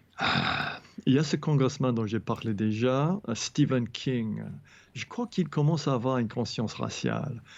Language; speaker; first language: French; non-native, fluent; English